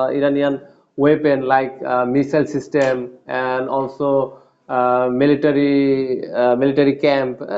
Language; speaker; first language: English; non-native, learner; Bangla